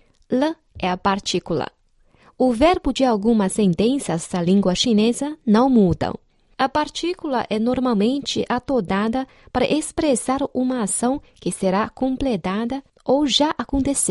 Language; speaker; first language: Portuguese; non-native, fluent; Chinese